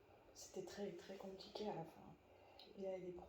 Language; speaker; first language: French; native; French